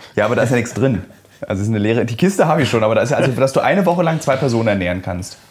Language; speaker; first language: German; native; German